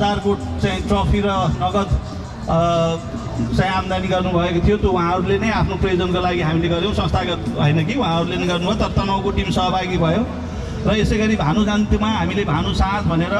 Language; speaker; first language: Nepali; native; Nepali